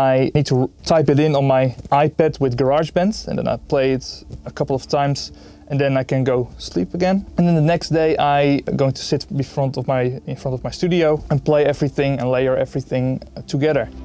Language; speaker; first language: English; non-native, fluent; Dutch